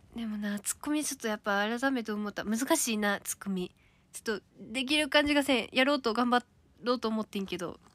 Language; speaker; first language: Japanese; native; Japanese